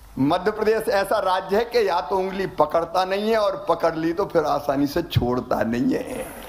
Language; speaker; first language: Hindi; native; Hindi